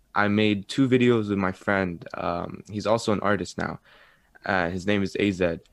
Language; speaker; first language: English; early bilingual, other home language; Arabic